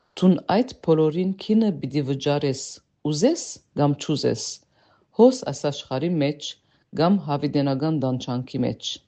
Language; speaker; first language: Armenian; early bilingual, heritage; Armenian